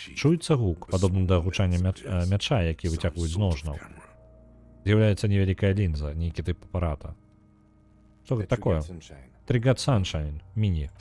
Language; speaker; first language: Belarusian; non-native, local second language; Russian